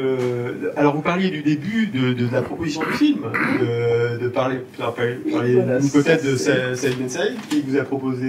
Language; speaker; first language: French; native; French